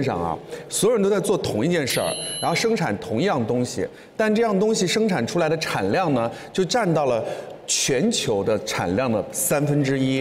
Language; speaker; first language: Chinese; native; Chinese